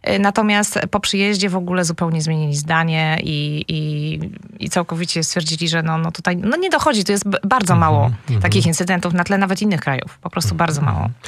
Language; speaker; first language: Polish; native; Polish